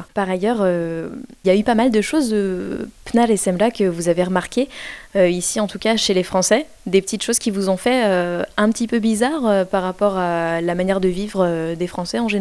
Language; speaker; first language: French; native; French